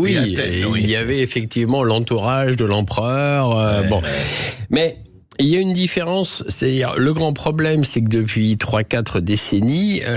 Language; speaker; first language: French; native; French